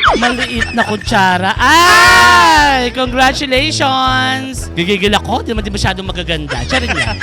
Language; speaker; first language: Filipino; native; Filipino